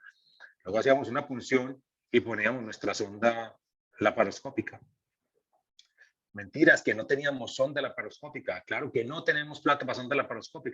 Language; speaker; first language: Spanish; native; Spanish